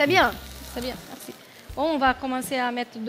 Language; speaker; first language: French; non-native, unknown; Portuguese